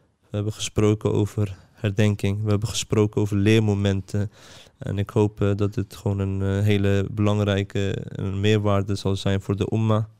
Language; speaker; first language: Dutch; early bilingual, other home language; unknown